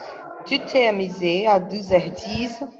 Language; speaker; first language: French; non-native, learner; Portuguese